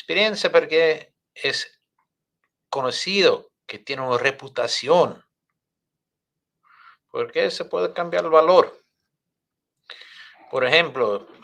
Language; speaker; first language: Spanish; non-native, fluent; English